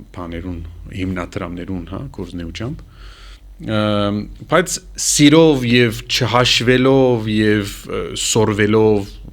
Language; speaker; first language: Armenian; early bilingual, heritage; Armenian